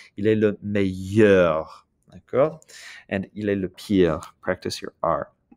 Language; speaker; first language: French; non-native, fluent; English